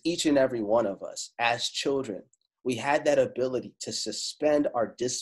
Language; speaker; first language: English; non-native, fluent; Italian